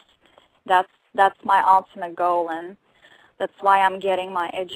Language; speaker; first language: English; non-native, fluent; Russian